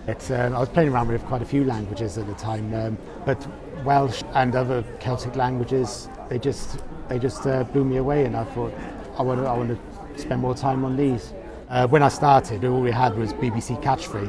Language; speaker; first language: English; native; English